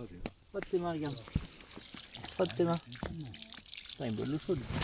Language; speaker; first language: French; native; French